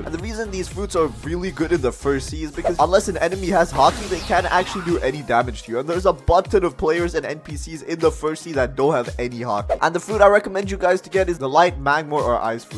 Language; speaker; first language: English; native; English